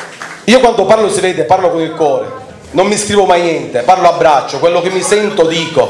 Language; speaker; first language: Italian; native; Italian